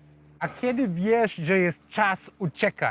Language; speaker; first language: Polish; non-native, fluent; English